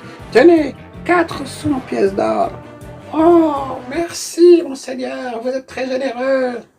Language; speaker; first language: French; native; French